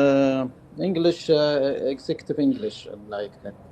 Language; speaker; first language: English; non-native, learner; Arabic